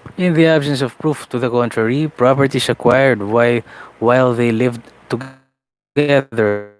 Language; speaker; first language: English; non-native, local second language; Filipino